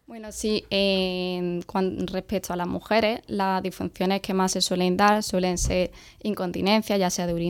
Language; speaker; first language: Spanish; native; Spanish